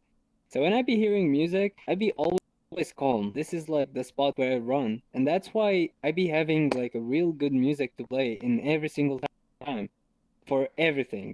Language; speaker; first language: English; non-native, fluent; Arabic